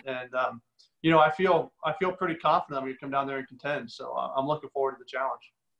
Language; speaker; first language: English; native; English